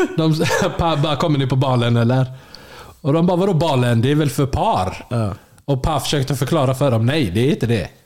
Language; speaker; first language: Swedish; early bilingual, other home language; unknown